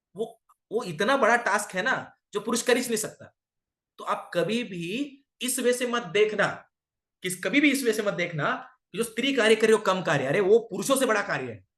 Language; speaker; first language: Hindi; non-native, local second language; Marathi